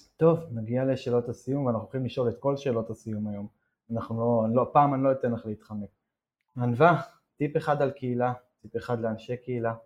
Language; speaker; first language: Hebrew; native; Hebrew